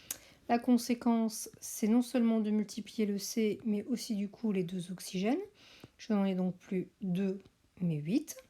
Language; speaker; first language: French; native; French